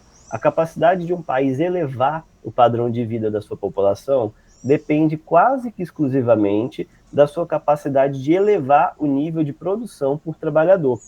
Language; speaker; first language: Portuguese; native; Portuguese